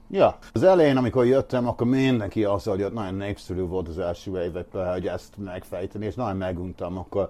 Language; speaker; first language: Hungarian; non-native, fluent; English